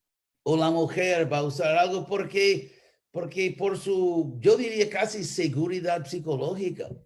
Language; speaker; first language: Spanish; non-native, fluent; English